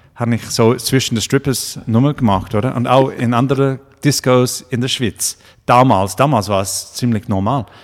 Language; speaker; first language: German; non-native, fluent; English